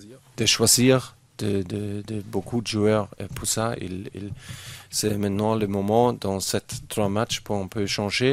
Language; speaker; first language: French; non-native, fluent; German